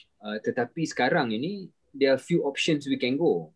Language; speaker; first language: English; non-native, local second language; Malay